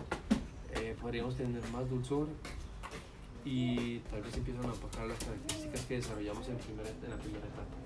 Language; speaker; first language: Spanish; native; Spanish